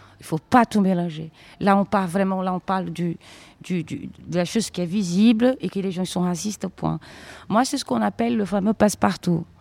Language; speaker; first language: French; non-native, fluent; Portuguese